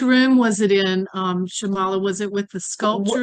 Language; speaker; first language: English; native; English